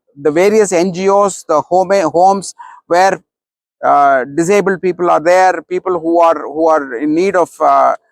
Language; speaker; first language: English; non-native, local second language; Tamil